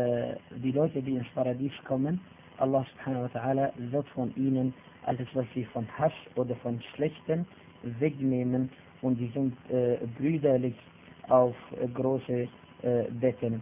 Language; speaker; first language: German; non-native, fluent; Arabic